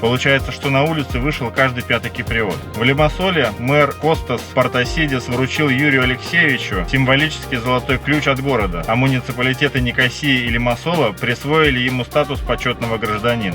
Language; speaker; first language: Russian; native; Russian